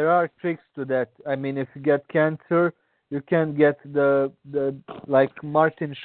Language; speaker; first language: English; non-native, fluent; Romanian